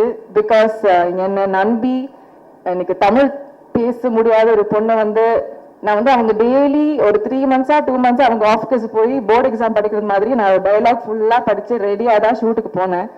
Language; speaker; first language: Tamil; non-native, fluent; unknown